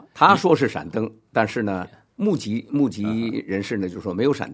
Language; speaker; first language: Chinese; native; Chinese